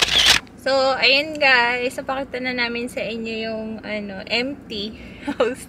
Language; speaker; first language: Filipino; native; Filipino